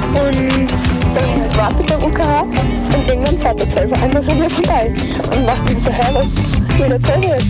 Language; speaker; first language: German; native; German